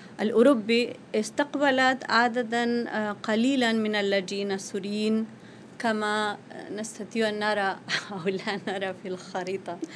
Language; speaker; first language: Arabic; non-native, fluent; Spanish